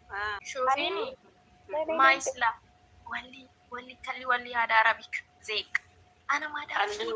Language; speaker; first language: Arabic; non-native, learner; Amharic